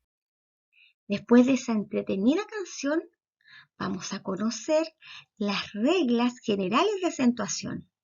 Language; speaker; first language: Spanish; native; Spanish